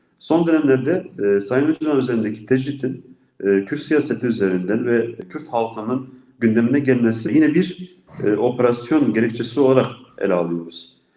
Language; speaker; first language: Turkish; non-native, local second language; Kurdish